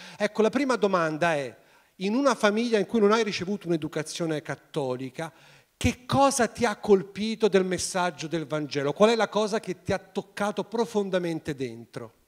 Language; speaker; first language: Italian; native; Italian